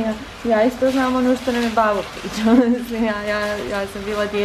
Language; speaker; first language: Bosnian; native; Bosnian